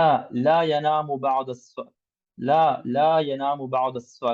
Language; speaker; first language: Arabic; non-native, learner; English